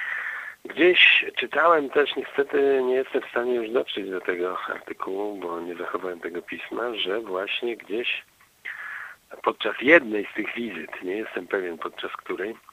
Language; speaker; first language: Polish; native; Polish